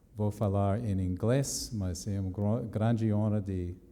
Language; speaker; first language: Portuguese; non-native, learner; English